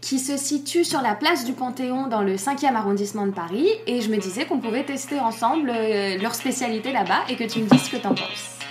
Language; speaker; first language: French; native; French